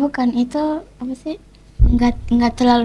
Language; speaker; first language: Indonesian; early bilingual, heritage; Indonesian